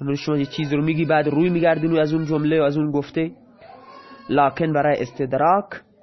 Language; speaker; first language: Persian; non-native, local second language; Baluchi